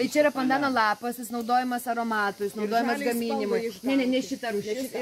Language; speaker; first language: Lithuanian; native; Lithuanian